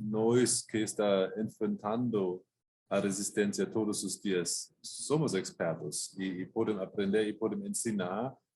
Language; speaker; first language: Portuguese; non-native, fluent; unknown